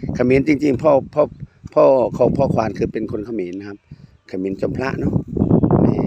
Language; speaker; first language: Thai; non-native, local second language; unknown